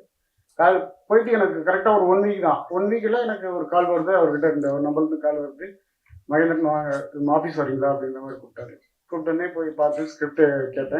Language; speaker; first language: Tamil; native; Tamil